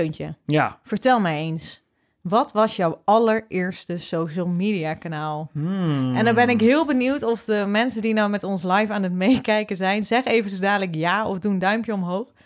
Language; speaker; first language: Dutch; native; Dutch